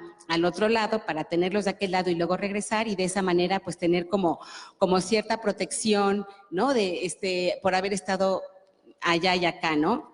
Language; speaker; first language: Spanish; native; Spanish